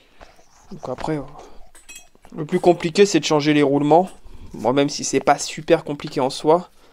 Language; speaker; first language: French; native; French